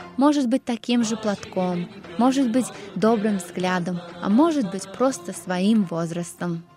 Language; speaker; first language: Russian; early bilingual, heritage; Russian